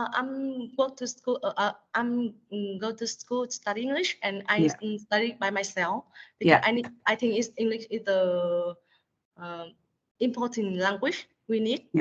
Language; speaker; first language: English; non-native, learner; Vietnamese